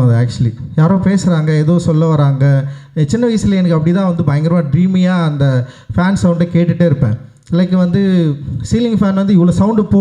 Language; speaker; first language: Tamil; native; Tamil